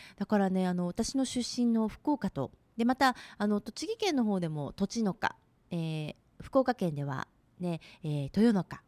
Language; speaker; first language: Japanese; native; Japanese